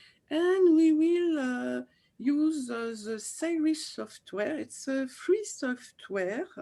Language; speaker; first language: English; non-native, fluent; French